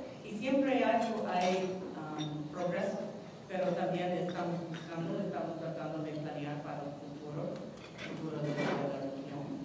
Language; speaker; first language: Spanish; non-native, fluent; English